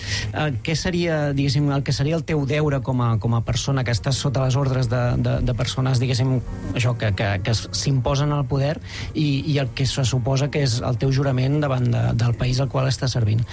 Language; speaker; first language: Catalan; native; Catalan